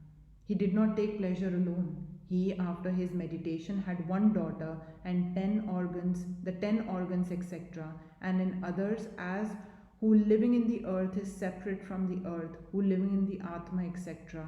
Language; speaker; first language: English; non-native, local second language; Hindi